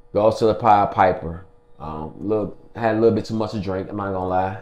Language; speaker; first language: English; native; English